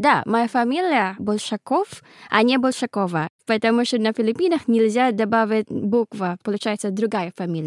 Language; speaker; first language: Russian; non-native, learner; Filipino